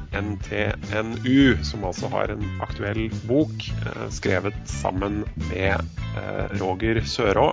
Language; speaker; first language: Norwegian; native; Norwegian